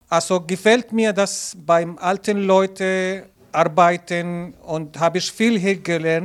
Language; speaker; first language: German; non-native, learner; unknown